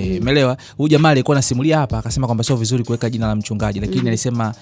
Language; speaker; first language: Swahili; native; Swahili